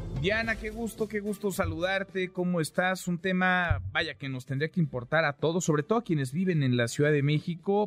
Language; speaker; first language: Spanish; native; Spanish